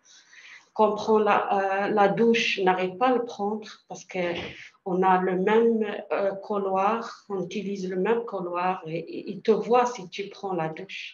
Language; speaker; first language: French; non-native, learner; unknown